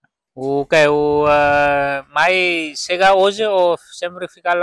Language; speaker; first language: Portuguese; non-native, learner; Vietnamese